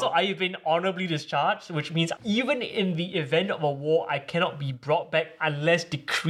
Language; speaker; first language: English; native; English